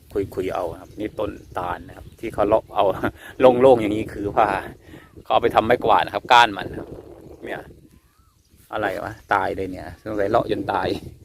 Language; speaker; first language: Thai; native; Thai